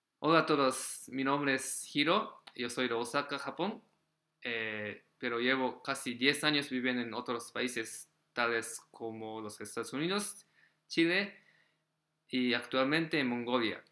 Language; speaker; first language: Spanish; non-native, fluent; Japanese